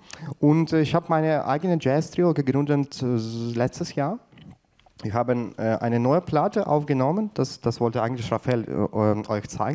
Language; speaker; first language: German; non-native, fluent; Ukrainian